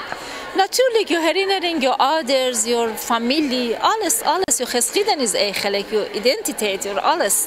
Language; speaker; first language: Dutch; non-native, fluent; Persian